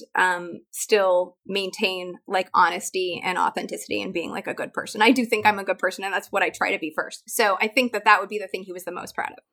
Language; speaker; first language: English; native; English